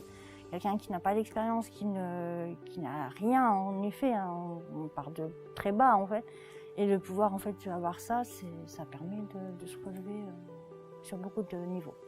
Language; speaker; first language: French; native; French